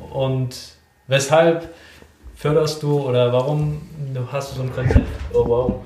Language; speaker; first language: German; native; German